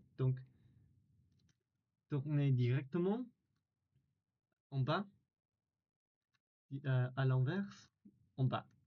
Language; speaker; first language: French; non-native, learner; English